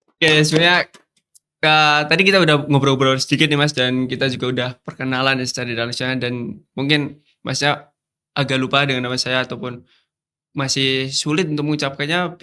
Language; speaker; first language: Indonesian; native; Indonesian